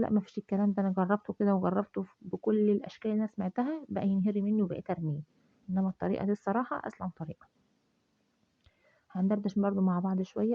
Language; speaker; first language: Arabic; native; Arabic